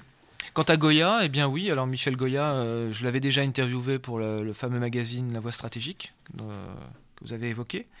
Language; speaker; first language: French; native; French